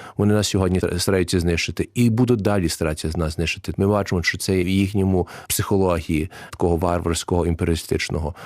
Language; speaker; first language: Ukrainian; early bilingual, heritage; Ukrainian